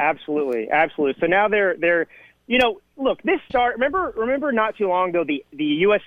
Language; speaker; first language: English; native; English